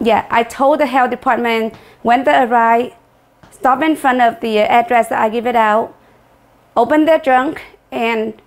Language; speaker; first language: English; non-native, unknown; Vietnamese